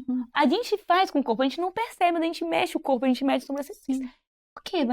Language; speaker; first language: Portuguese; native; Portuguese